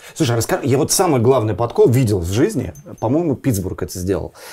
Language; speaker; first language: Russian; native; Russian